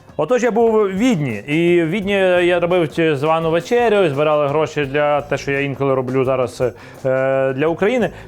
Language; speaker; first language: Ukrainian; non-native, local second language; Russian